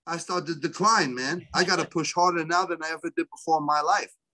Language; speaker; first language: English; native; English